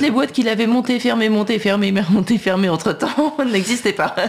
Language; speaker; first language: French; native; French